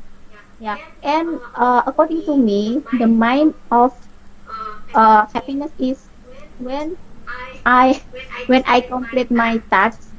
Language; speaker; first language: English; non-native, learner; Indonesian